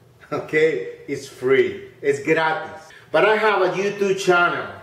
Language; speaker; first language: English; non-native, fluent; Spanish